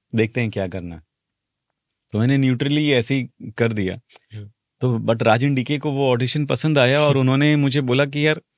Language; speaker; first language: Hindi; native; Hindi